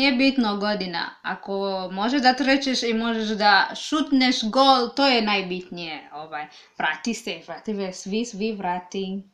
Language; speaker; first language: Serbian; non-native, learner; English